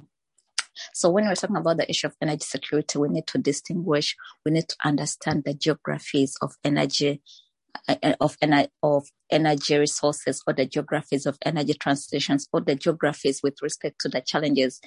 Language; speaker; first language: English; non-native, local second language; Ganda